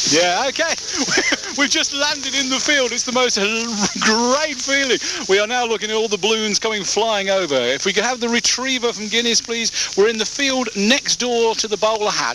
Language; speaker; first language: English; native; English